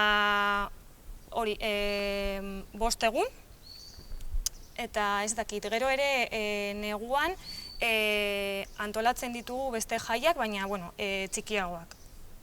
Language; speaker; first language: Basque; non-native, local second language; Spanish